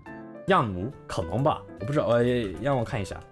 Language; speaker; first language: Chinese; non-native, learner; English